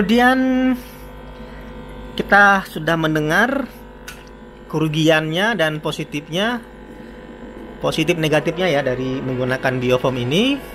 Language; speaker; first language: Indonesian; native; Indonesian